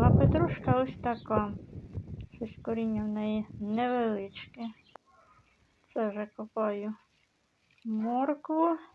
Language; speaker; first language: Ukrainian; native; Ukrainian